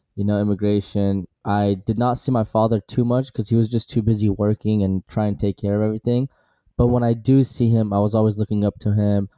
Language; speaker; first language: English; early bilingual, other home language; Assyrian Neo-Aramaic